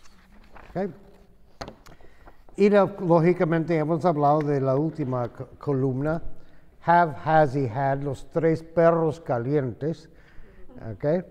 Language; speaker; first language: Spanish; non-native, fluent; English